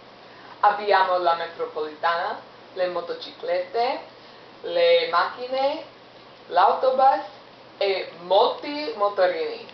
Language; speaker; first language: Italian; non-native, learner; English